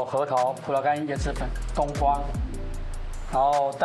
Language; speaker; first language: Chinese; native; Chinese